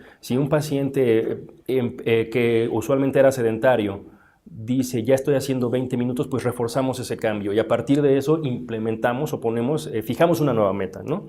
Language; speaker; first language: Spanish; native; Spanish